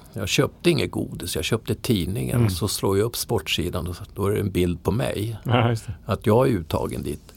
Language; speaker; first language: Swedish; native; Swedish